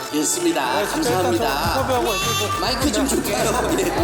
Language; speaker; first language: Korean; native; Korean